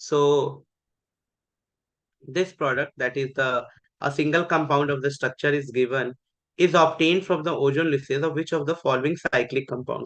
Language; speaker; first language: English; non-native, local second language; Hindi